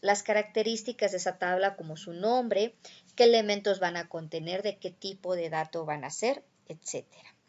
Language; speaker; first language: Spanish; native; Spanish